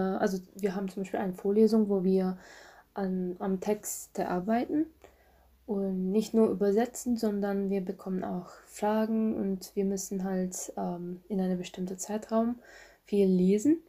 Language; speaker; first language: German; non-native, fluent; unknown